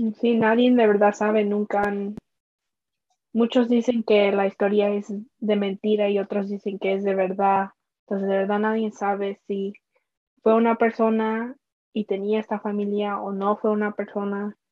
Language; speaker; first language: Spanish; early bilingual, heritage; Spanish